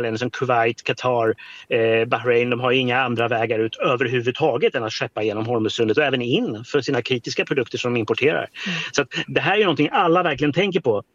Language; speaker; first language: Swedish; native; Swedish